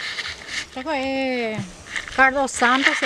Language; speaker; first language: Spanish; non-native, local second language; Guarani